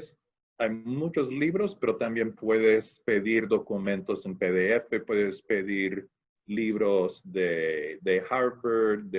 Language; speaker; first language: Spanish; non-native, fluent; English